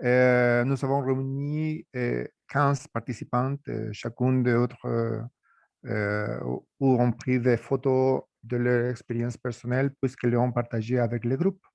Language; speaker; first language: French; non-native, fluent; Spanish